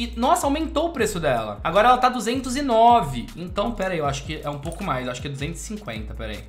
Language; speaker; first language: Portuguese; native; Portuguese